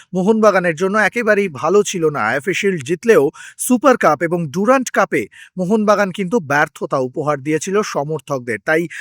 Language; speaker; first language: Bangla; native; Bangla